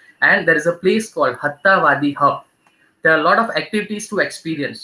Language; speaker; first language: English; non-native, local second language; Gujarati